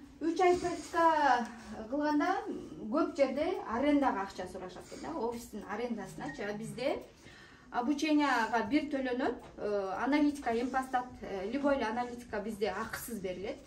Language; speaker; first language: Kyrgyz; native; Kyrgyz